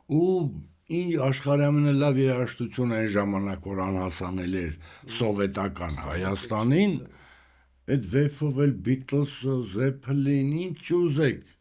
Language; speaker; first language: Armenian; native; Armenian